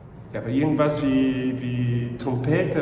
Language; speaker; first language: German; non-native, fluent; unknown